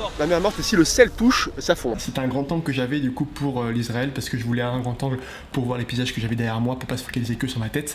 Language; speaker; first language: French; native; French